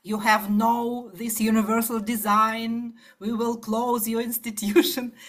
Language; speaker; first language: English; non-native, fluent; Ukrainian